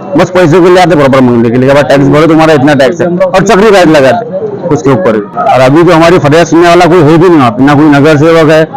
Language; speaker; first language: Hindi; non-native, local second language; Urdu